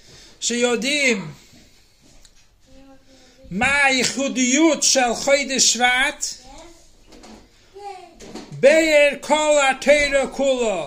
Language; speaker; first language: Hebrew; non-native, fluent; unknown